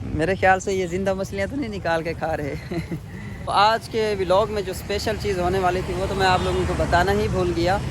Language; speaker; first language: Urdu; non-native, local second language; Saraiki